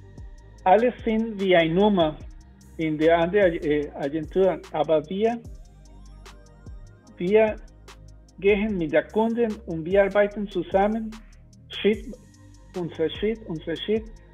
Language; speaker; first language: German; non-native, learner; Spanish